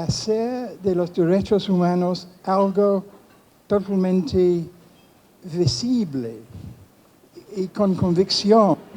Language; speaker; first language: Spanish; non-native, fluent; English